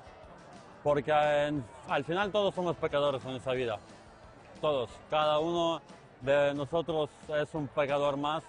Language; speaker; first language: Spanish; non-native, fluent; Ukrainian